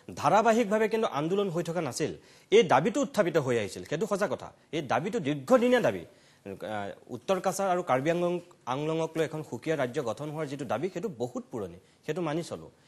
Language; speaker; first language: Assamese; native; Assamese